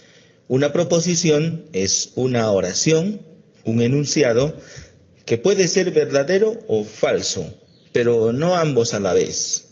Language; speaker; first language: Spanish; native; Spanish